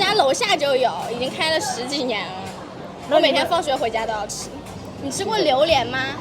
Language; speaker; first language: Chinese; native; Chinese